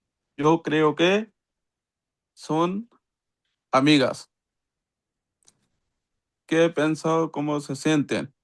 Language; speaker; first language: Spanish; non-native, learner; Urdu